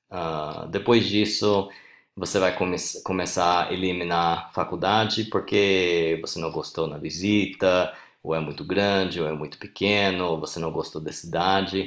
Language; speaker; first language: Portuguese; non-native, fluent; English